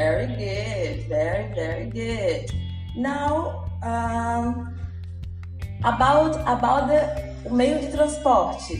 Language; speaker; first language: English; non-native, fluent; Portuguese